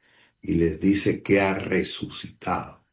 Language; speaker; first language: Spanish; native; Spanish